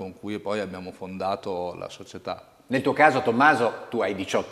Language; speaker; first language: Italian; native; Italian